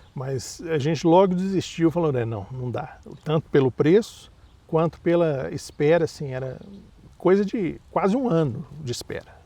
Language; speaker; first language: Portuguese; native; Portuguese